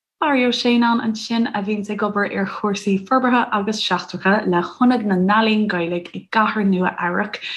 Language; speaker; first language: Irish; native; Irish